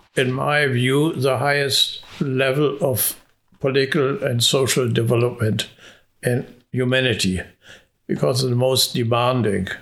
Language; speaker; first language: English; non-native, fluent; Hungarian